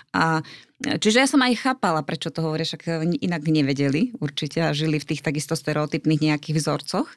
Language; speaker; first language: Slovak; native; Slovak